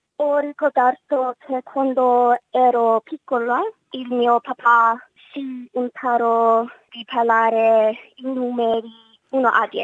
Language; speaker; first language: Italian; non-native, learner; English